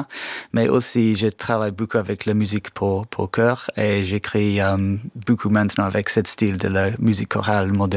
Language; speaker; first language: French; non-native, fluent; English